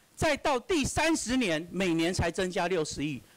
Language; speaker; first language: Chinese; native; Chinese